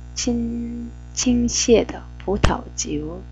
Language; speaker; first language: Chinese; non-native, fluent; Korean